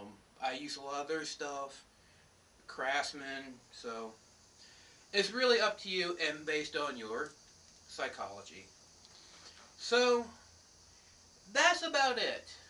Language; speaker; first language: English; native; English